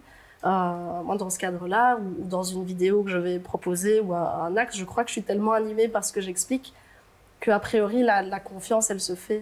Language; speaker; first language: French; native; French